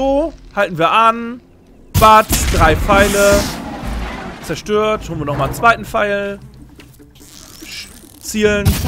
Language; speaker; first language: German; native; German